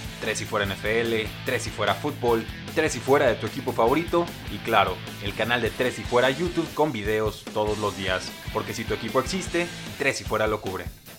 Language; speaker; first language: Spanish; native; Spanish